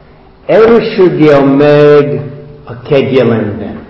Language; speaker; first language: Hungarian; non-native, fluent; English